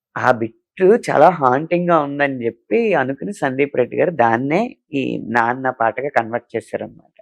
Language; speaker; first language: Telugu; native; Telugu